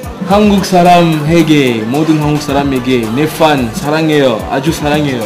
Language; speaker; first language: Korean; non-native, learner; Lingala